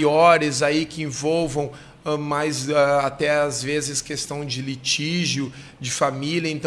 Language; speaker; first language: Portuguese; native; Portuguese